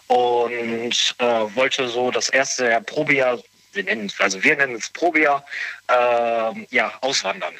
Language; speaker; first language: German; native; German